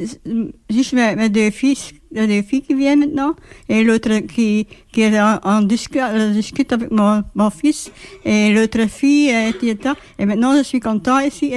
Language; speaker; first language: French; non-native, learner; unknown